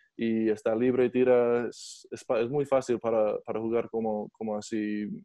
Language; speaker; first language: Spanish; non-native, learner; English